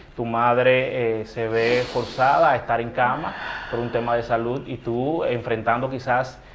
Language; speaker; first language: Spanish; native; Spanish